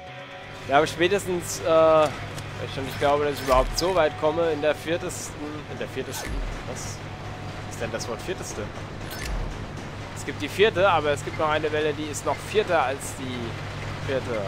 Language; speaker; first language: German; native; German